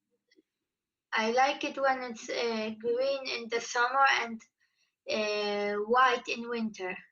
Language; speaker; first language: English; non-native, fluent; Polish